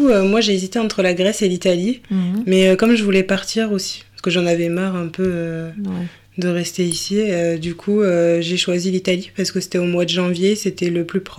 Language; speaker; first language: French; native; French